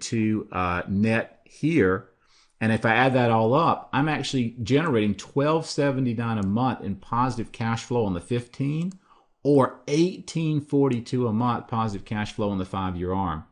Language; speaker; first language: English; native; English